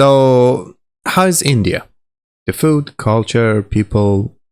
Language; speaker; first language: English; non-native, learner; Persian